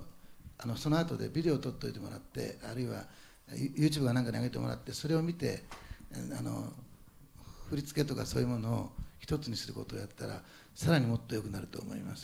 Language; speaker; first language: Japanese; native; Japanese